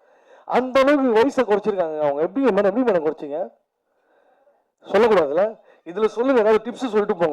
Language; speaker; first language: Tamil; native; Tamil